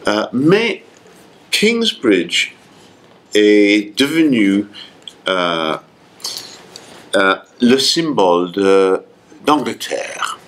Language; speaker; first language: French; non-native, fluent; English